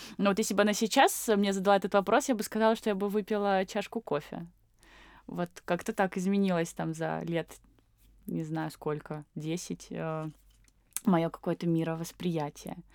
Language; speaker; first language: Russian; native; Russian